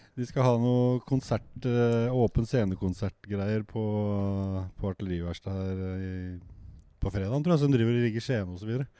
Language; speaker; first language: Norwegian; native; Norwegian